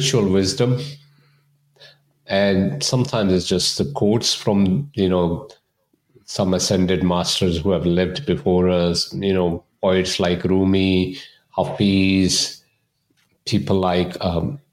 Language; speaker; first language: English; non-native, local second language; Punjabi